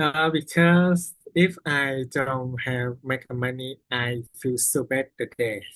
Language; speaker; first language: English; non-native, learner; Vietnamese